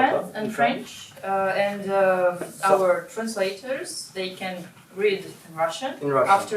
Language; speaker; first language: English; non-native, learner; Russian